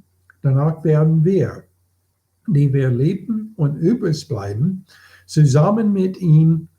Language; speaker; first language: German; non-native, fluent; English